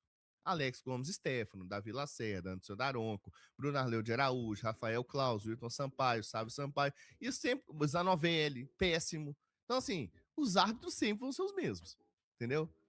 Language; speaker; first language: Portuguese; native; Portuguese